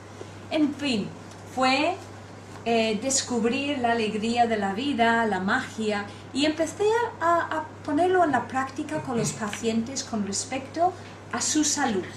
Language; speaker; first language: Spanish; non-native, fluent; English